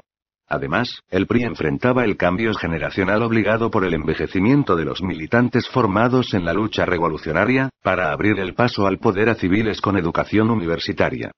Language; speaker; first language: Spanish; native; Spanish